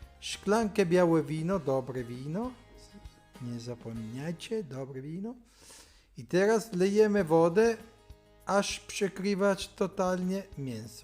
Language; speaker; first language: Polish; non-native, learner; Italian